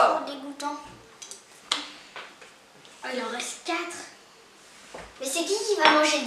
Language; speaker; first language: French; native; French